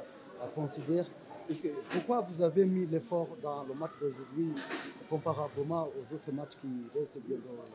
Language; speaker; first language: French; non-native, local second language; Kinyarwanda